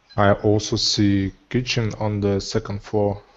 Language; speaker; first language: English; non-native, learner; Russian